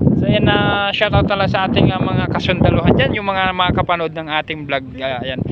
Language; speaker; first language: Filipino; native; Filipino